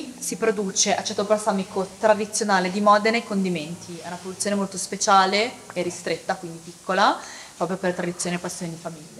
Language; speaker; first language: Italian; native; Italian